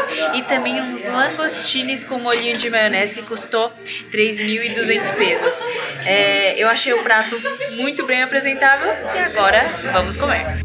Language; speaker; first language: Portuguese; native; Portuguese